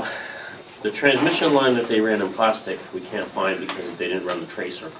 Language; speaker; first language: English; native; English